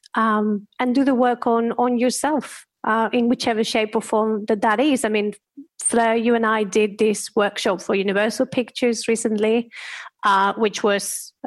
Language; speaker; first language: English; non-native, fluent; Spanish